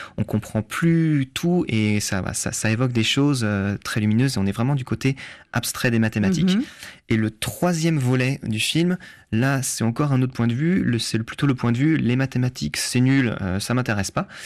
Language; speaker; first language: French; native; French